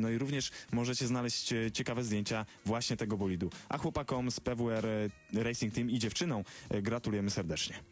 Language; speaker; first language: Polish; native; Polish